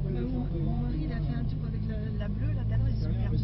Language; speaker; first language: French; native; French